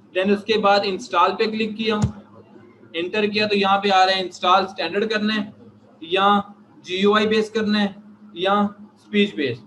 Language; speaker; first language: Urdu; native; Urdu